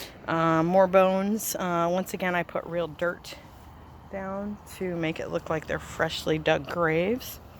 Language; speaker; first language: English; native; English